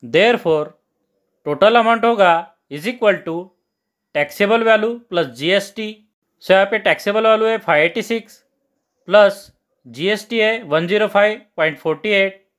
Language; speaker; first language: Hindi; non-native, local second language; Marathi